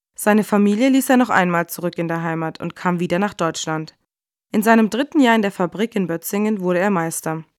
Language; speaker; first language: German; native; German